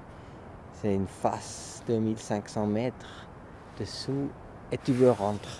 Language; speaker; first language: French; non-native, local second language; German